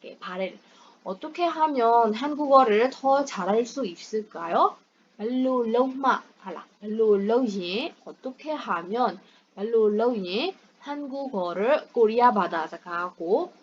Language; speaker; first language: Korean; non-native, fluent; Burmese